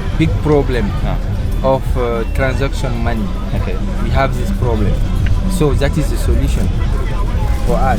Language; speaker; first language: English; non-native, learner; Sango